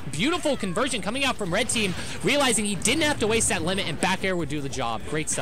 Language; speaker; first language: English; native; English